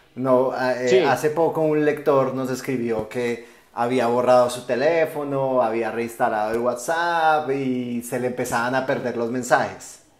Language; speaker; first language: Spanish; native; Spanish